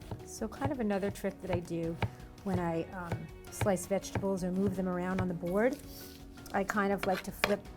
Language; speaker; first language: English; native; English